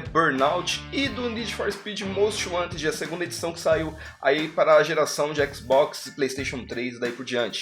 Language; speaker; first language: Portuguese; native; Portuguese